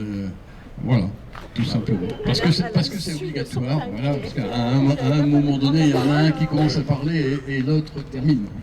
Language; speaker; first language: French; native; French